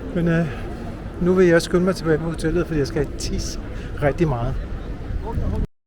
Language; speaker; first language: Danish; early bilingual, other home language; Urdu